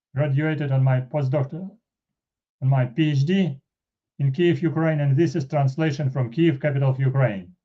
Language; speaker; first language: English; non-native, fluent; Russian